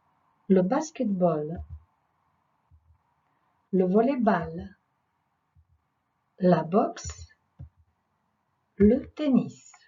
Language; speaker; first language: French; non-native, fluent; Croatian